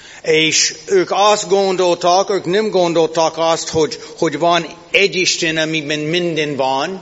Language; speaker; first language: Hungarian; non-native, fluent; English